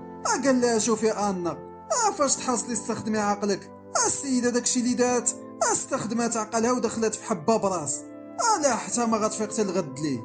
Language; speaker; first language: Arabic; native; Arabic